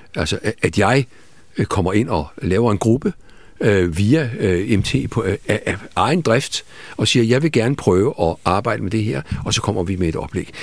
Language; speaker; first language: Danish; native; Danish